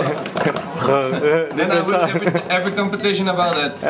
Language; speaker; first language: English; non-native, learner; Indonesian